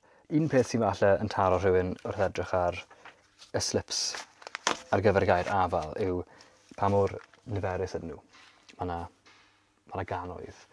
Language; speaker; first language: Welsh; native; Welsh